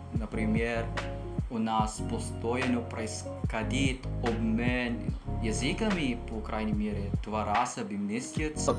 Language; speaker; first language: Russian; non-native, learner; Filipino